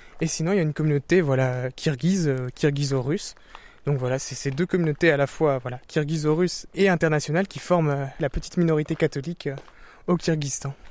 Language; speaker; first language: French; native; French